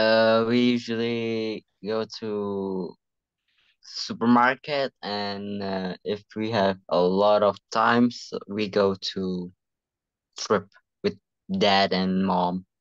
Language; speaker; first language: English; non-native, learner; Vietnamese